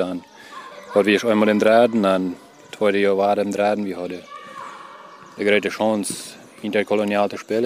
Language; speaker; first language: German; non-native, local second language; Plautdietsch